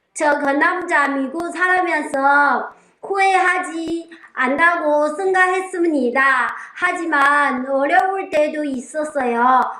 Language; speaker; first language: Korean; non-native, learner; Chinese